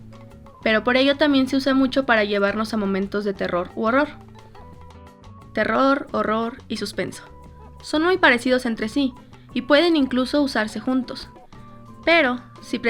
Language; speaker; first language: Spanish; native; Spanish